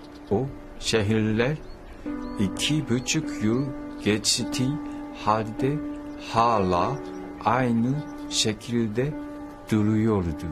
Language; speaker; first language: Turkish; non-native, learner; Japanese